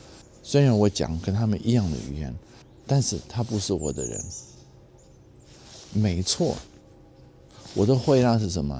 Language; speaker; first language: Chinese; non-native, fluent; Dutch